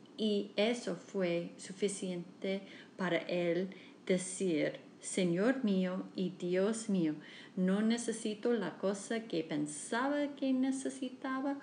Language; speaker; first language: Spanish; non-native, learner; English